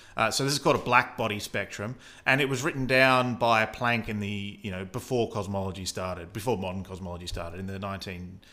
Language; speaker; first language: English; native; English